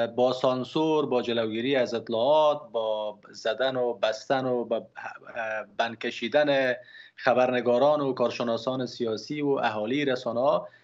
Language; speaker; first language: Persian; native; Persian